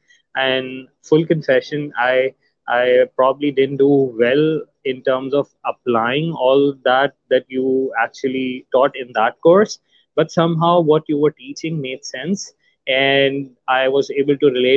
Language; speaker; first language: English; non-native, local second language; Urdu